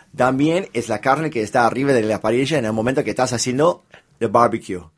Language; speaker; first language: Spanish; non-native, fluent; English